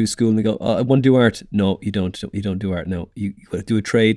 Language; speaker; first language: English; native; English